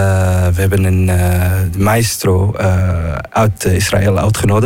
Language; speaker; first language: Dutch; non-native, fluent; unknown